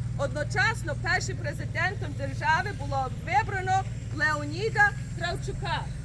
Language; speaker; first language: Ukrainian; early bilingual, heritage; Ukrainian